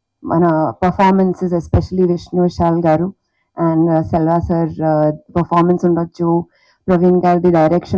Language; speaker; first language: Telugu; non-native, fluent; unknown